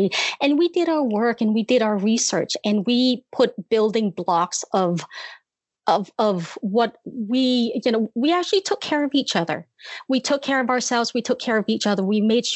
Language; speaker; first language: English; early bilingual, other home language; Khmer